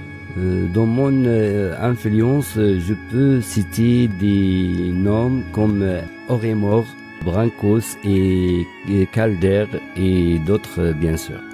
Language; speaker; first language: French; non-native, local second language; Arabic